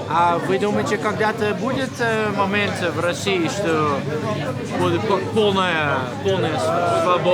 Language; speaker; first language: Russian; non-native, learner; Dutch